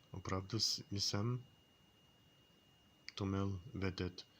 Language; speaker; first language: Czech; non-native, learner; English